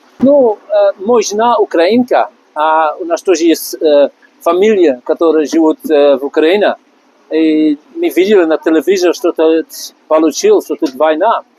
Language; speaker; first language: Russian; non-native, learner; Dutch